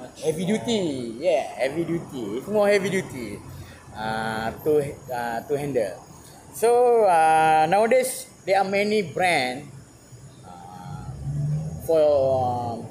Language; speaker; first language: English; non-native, learner; Malay